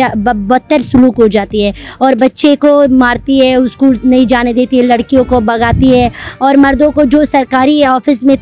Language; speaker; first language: Hindi; non-native, learner; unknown